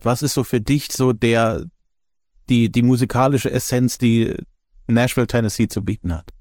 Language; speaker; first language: German; native; German